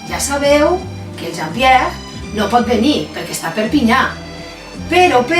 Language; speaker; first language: Catalan; native; Catalan